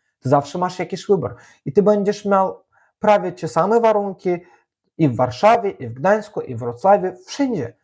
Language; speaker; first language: Polish; non-native, fluent; Azerbaijani